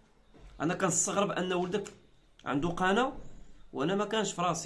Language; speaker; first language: Arabic; native; Arabic